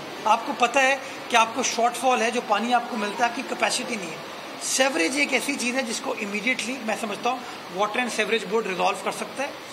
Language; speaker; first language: Urdu; native; Urdu